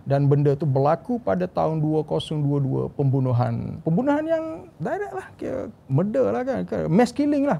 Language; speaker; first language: Malay; native; Malay